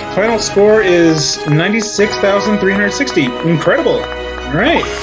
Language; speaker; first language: English; native; English